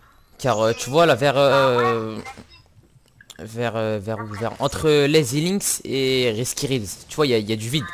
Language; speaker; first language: French; native; French